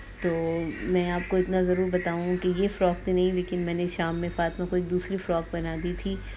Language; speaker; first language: Urdu; native; Urdu